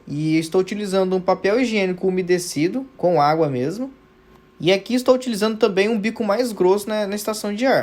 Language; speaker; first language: Portuguese; native; Portuguese